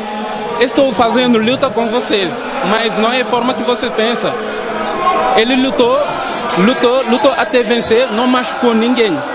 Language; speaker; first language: Portuguese; non-native, fluent; Wolof